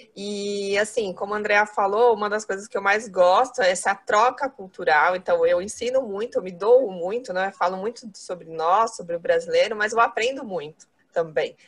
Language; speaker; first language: Portuguese; native; Portuguese